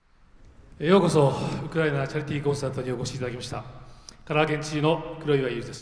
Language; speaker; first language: Japanese; native; Japanese